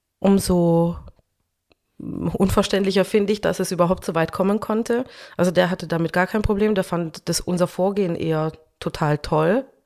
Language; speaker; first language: German; early bilingual, other home language; Hungarian